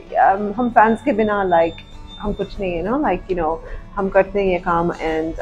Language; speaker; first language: Hindi; early bilingual, heritage; Urdu